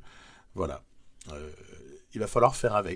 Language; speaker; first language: French; native; French